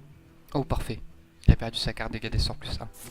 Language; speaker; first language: French; native; French